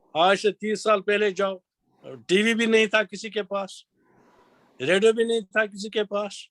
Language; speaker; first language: Urdu; non-native, local second language; Kashmiri